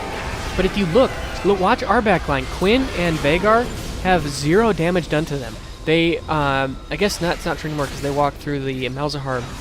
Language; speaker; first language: English; native; English